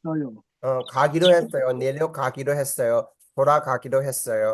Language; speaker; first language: Korean; non-native, fluent; Burmese